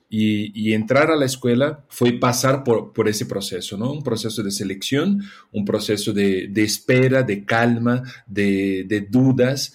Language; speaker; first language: Spanish; non-native, fluent; Portuguese